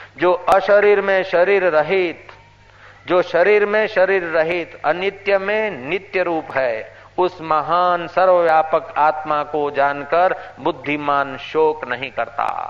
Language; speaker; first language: Hindi; non-native, local second language; Sindhi